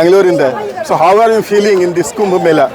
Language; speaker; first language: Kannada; non-native, learner; Hindi